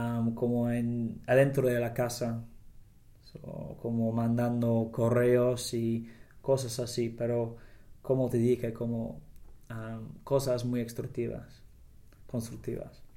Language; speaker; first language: Spanish; non-native, learner; English